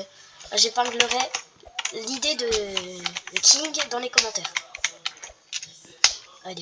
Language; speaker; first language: French; native; French